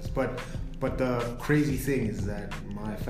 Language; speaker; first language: English; non-native, local second language; Zulu